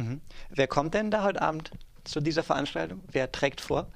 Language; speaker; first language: German; native; German